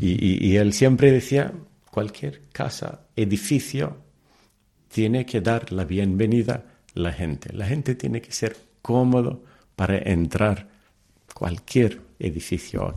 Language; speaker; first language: Spanish; early bilingual, heritage; Telugu